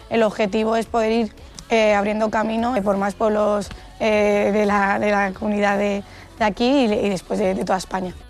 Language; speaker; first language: Spanish; native; Spanish